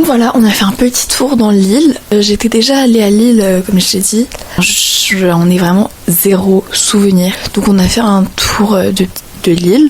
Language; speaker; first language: French; native; French